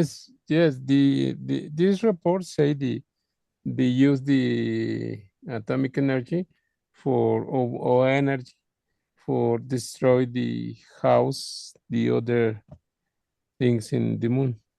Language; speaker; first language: English; non-native, learner; Spanish